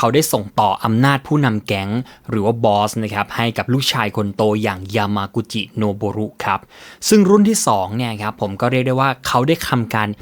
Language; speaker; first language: Thai; native; Thai